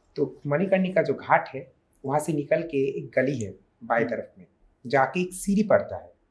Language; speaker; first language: Hindi; non-native, local second language; Bangla